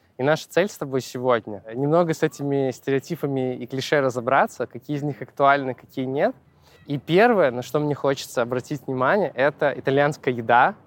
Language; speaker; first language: Russian; native; Russian